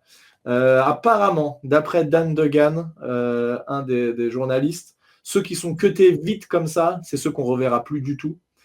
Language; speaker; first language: French; native; French